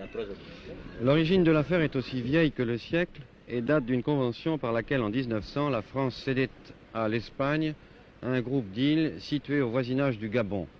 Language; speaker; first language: French; native; French